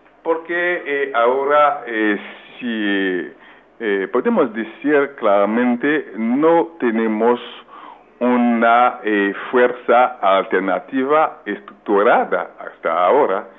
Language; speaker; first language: Spanish; non-native, fluent; French